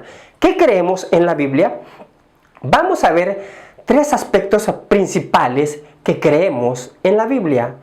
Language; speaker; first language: Spanish; native; Spanish